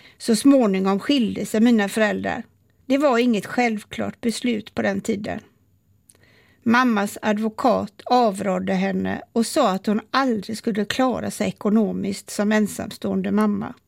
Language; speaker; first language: Swedish; native; Swedish